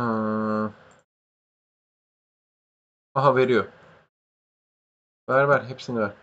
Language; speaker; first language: Turkish; native; Turkish